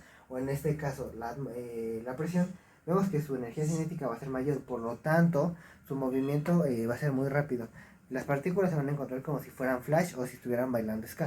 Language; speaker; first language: Spanish; native; Spanish